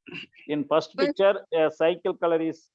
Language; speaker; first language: English; non-native, learner; Tamil